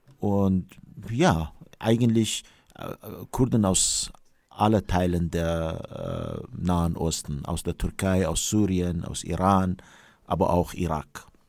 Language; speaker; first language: German; non-native, fluent; Kurdish